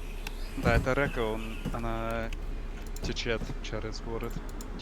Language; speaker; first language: Russian; non-native, learner; English